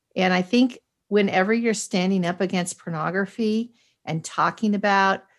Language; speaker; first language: English; native; English